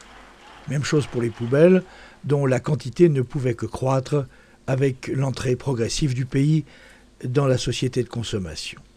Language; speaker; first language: French; native; French